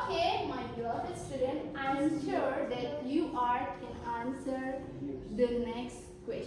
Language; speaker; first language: English; non-native, learner; Indonesian